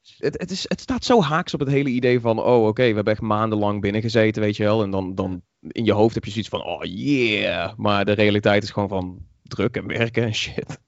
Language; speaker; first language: Dutch; native; Dutch